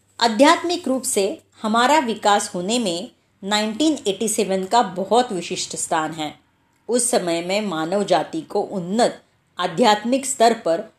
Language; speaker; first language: Hindi; non-native, local second language; Marathi